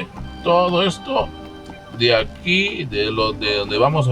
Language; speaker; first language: Spanish; native; Spanish